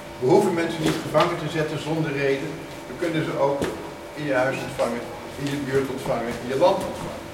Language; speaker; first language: Dutch; native; Dutch